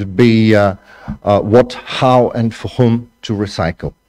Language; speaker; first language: English; non-native, fluent; Bulgarian